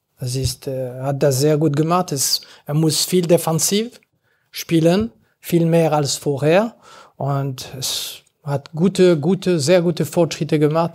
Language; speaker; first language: German; non-native, fluent; French